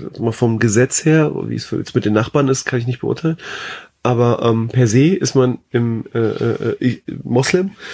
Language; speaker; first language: German; early bilingual, other home language; Persian